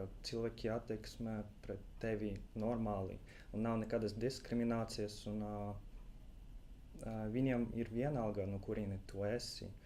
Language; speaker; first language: Latvian; non-native, local second language; Russian